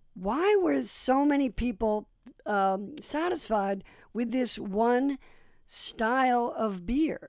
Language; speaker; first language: English; early bilingual, other home language; Polish